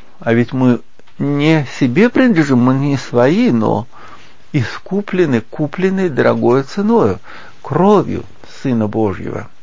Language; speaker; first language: Russian; native; Russian